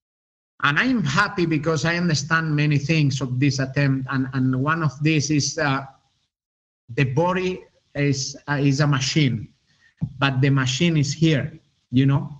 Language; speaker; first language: English; non-native, learner; Spanish